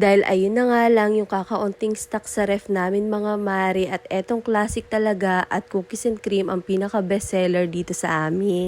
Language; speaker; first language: Filipino; native; Filipino